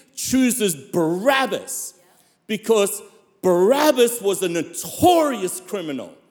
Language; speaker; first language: English; native; English